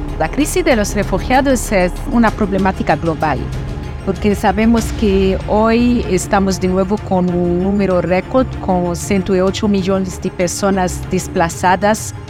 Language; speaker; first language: Spanish; non-native, fluent; Portuguese